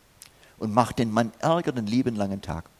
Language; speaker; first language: German; non-native, fluent; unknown